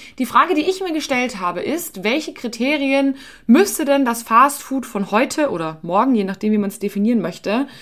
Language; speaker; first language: German; native; German